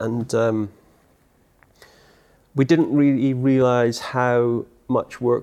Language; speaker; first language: English; native; English